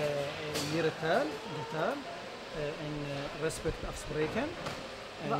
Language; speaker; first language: Dutch; non-native, learner; Arabic